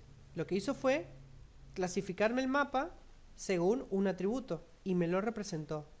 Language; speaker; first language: Spanish; native; Spanish